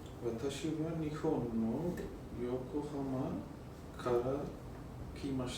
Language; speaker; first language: Japanese; non-native, learner; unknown